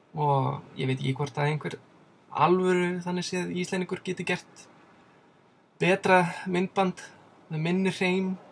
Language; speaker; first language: Icelandic; non-native, fluent; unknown